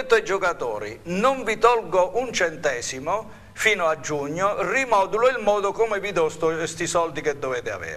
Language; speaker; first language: Italian; native; Italian